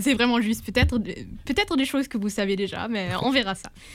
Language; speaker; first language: French; non-native, fluent; German